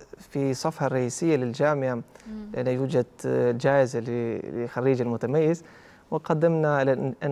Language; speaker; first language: Arabic; non-native, fluent; Albanian